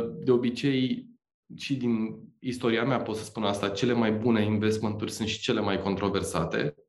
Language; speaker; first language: Romanian; native; Romanian